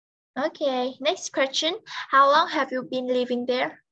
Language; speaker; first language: English; non-native, fluent; Vietnamese